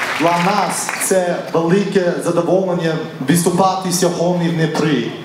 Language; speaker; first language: Ukrainian; non-native, learner; English